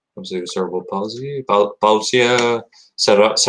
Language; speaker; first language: Catalan; early bilingual, heritage; Catalan